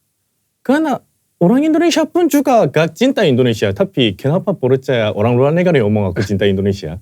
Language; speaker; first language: Indonesian; non-native, learner; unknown